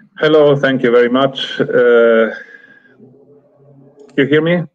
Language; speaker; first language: English; non-native, fluent; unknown